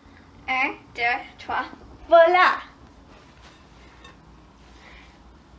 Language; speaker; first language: French; non-native, learner; English